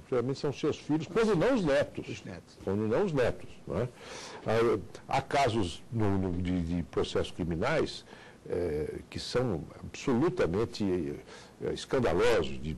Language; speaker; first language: Portuguese; native; Portuguese